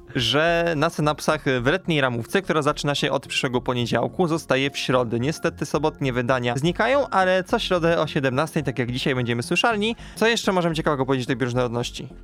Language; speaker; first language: Polish; native; Polish